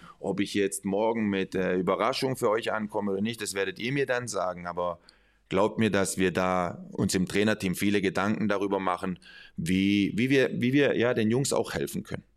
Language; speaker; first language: German; early bilingual, other home language; Spanish